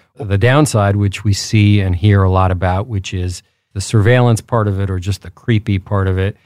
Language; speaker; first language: English; early bilingual, other home language; Spanish